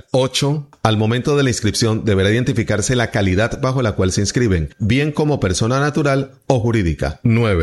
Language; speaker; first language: Spanish; native; Spanish